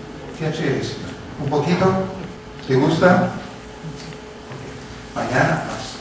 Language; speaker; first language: Spanish; non-native, learner; Italian